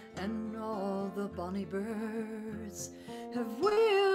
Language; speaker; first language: English; native; English